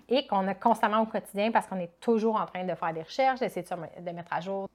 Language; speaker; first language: French; native; French